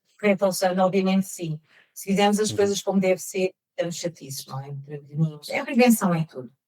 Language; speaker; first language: Portuguese; early bilingual, heritage; Portuguese